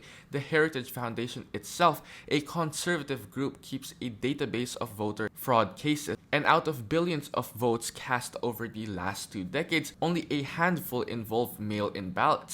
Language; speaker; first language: English; native; English